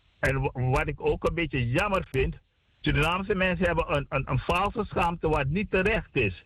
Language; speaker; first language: Dutch; native; Dutch